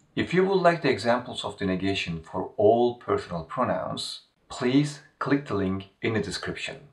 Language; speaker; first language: English; non-native, fluent; Turkish